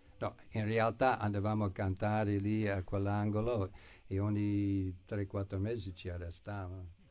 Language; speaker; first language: Italian; non-native, fluent; English